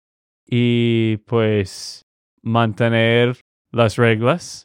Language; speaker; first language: Spanish; non-native, fluent; English